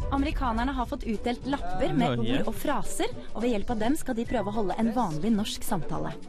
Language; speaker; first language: Norwegian; native; Norwegian